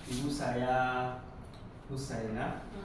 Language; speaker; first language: Indonesian; non-native, learner; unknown